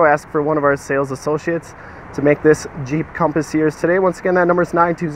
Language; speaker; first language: English; native; English